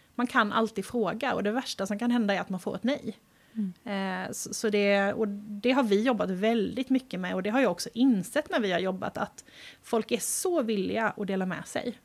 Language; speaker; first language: Swedish; native; Swedish